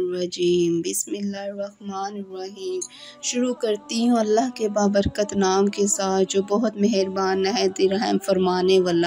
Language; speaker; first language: Urdu; native; Urdu